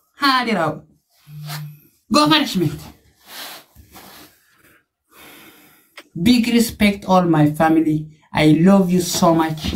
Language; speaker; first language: English; non-native, learner; Amharic